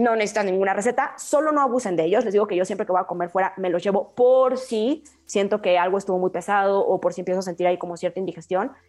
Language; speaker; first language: Spanish; native; Spanish